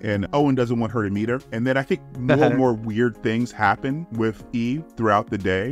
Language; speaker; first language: English; native; English